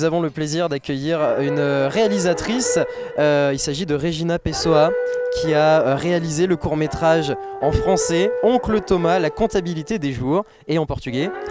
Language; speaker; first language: French; native; French